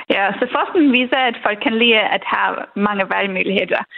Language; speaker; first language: Danish; non-native, fluent; German